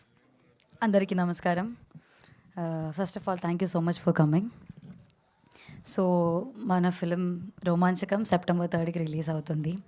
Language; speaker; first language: Telugu; non-native, learner; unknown